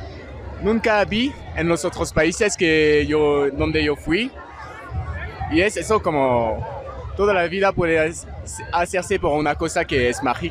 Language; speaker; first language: Spanish; non-native, fluent; French